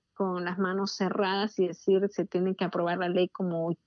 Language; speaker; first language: Spanish; native; Spanish